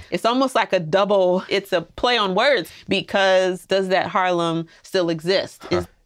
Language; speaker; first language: English; native; English